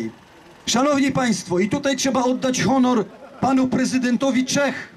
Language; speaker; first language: Polish; native; Polish